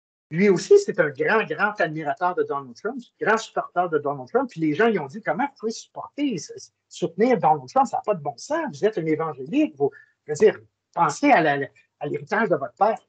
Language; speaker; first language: French; native; French